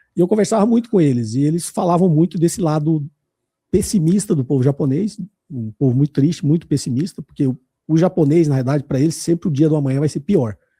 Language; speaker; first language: Portuguese; native; Portuguese